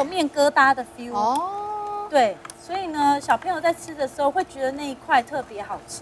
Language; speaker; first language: Chinese; native; Chinese